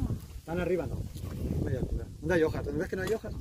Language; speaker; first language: Spanish; native; Spanish